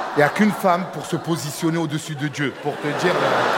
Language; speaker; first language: French; native; French